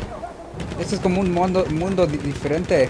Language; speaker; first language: Spanish; early bilingual, heritage; Spanish